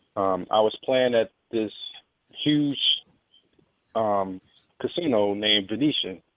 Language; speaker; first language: English; native; English